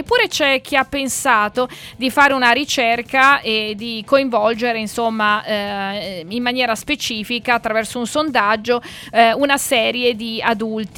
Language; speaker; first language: Italian; native; Italian